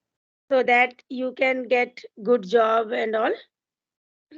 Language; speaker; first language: English; non-native, local second language; Hindi